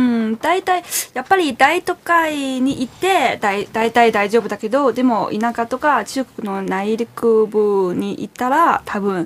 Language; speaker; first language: Japanese; non-native, fluent; Chinese